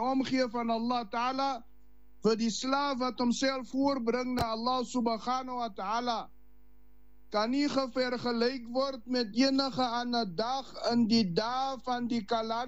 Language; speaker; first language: Dutch; non-native, learner; Afrikaans